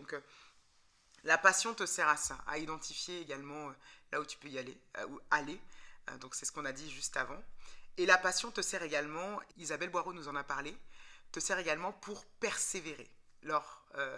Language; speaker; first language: French; native; French